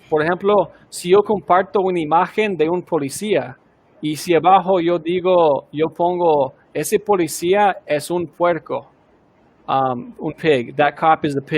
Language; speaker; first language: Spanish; non-native, fluent; English